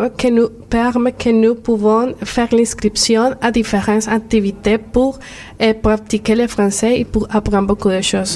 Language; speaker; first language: French; non-native, learner; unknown